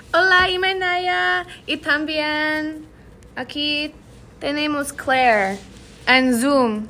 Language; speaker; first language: Spanish; non-native, learner; English